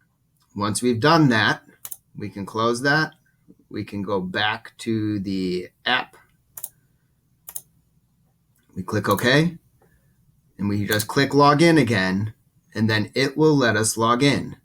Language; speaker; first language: English; native; English